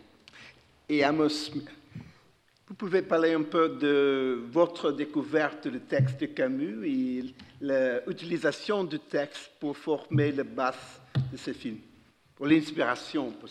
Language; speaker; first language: French; non-native, fluent; English